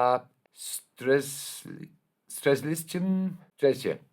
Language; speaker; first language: Polish; non-native, learner; English